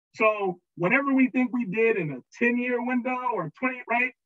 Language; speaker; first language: English; native; English